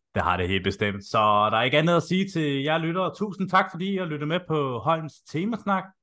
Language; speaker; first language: Danish; native; Danish